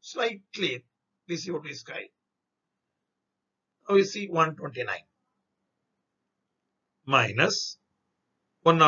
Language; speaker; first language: English; non-native, local second language; Tamil